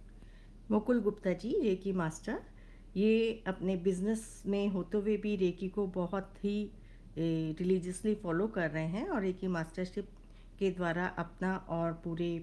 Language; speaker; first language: Hindi; native; Hindi